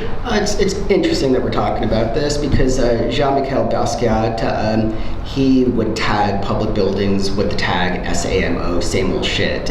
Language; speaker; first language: English; native; English